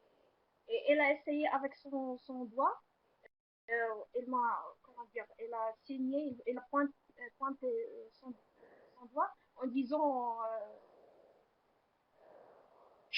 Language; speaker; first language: French; non-native, learner; Arabic